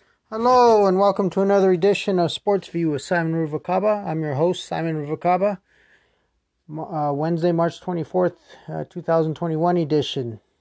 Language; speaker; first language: English; native; English